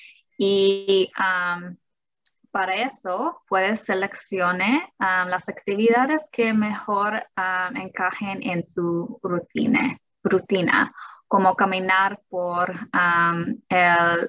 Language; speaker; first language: Spanish; early bilingual, heritage; English